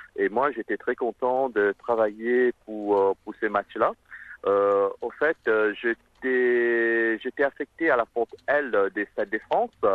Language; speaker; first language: French; non-native, local second language; Morisyen